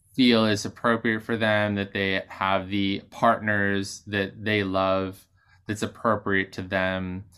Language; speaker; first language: English; native; English